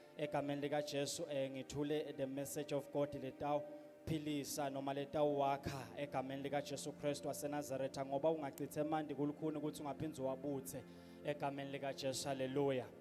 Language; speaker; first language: Zulu; non-native, local second language; Swati